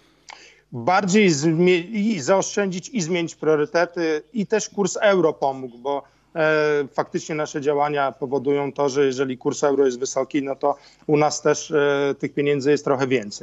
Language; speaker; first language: Polish; native; Polish